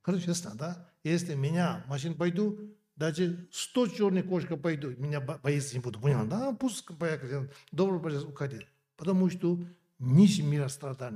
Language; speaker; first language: Russian; non-native, learner; Tibetan